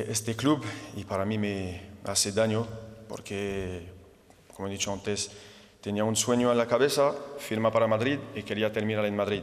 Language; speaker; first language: Spanish; non-native, fluent; French